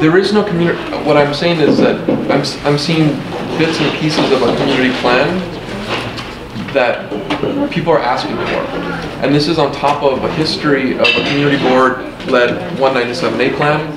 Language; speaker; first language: English; early bilingual, other home language; Spanish